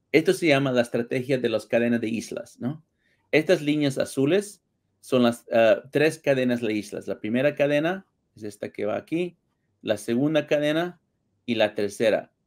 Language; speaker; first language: Spanish; early bilingual, heritage; Spanish